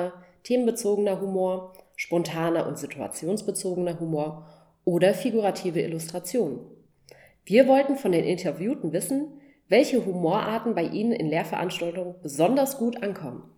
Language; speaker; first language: German; native; German